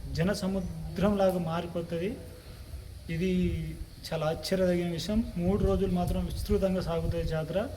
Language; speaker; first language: Telugu; non-native, local second language; Lambadi